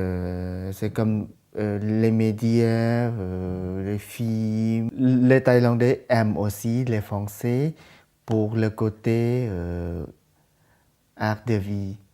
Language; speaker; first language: French; non-native, fluent; Thai